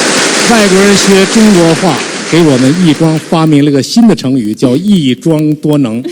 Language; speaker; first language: Chinese; native; Chinese